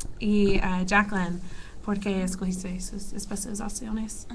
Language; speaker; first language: Spanish; non-native, learner; English